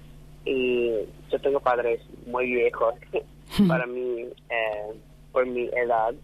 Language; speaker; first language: Spanish; non-native, fluent; English